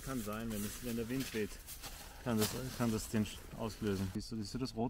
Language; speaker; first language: German; native; German